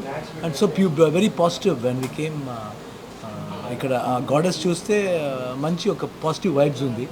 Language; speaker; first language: Telugu; non-native, learner; Kannada